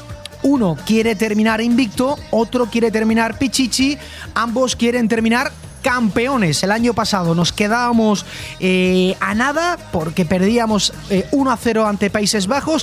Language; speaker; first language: Spanish; native; Spanish